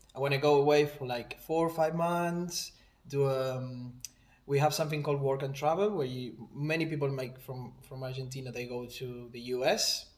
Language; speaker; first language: English; non-native, fluent; Spanish